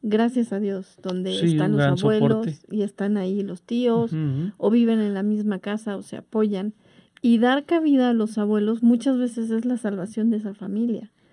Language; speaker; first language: Spanish; native; Spanish